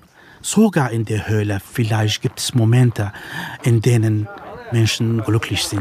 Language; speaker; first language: German; non-native, fluent; Kurdish